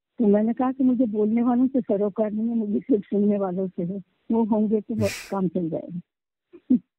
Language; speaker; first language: Hindi; non-native, local second language; Marathi